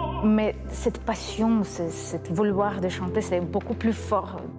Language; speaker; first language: French; non-native, learner; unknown